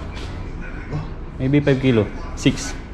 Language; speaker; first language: English; non-native, learner; Filipino